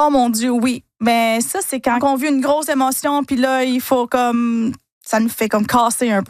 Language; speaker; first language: French; native; French